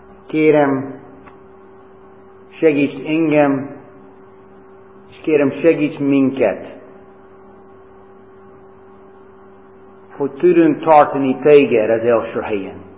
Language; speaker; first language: Hungarian; non-native, fluent; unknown